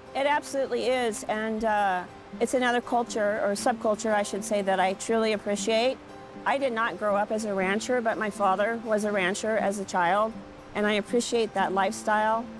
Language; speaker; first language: English; native; English